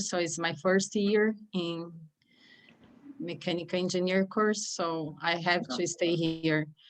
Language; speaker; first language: English; non-native, learner; Portuguese